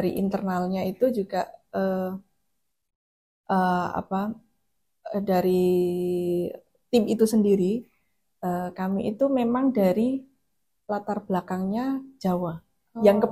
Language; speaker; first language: Indonesian; non-native, local second language; Javanese